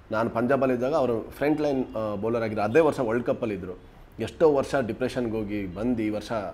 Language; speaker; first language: Kannada; non-native, local second language; Kodava